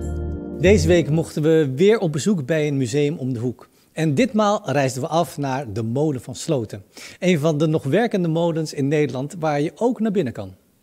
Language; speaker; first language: Dutch; native; Dutch